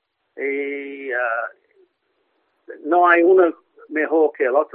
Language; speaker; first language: Spanish; non-native, learner; English